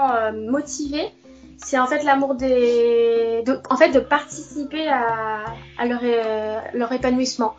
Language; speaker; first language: French; native; French